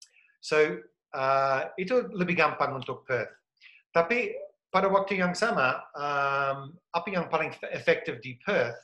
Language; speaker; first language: Indonesian; non-native, fluent; English